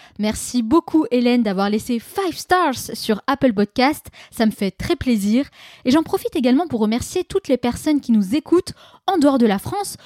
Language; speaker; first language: French; native; French